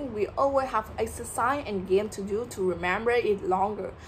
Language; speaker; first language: English; non-native, learner; Vietnamese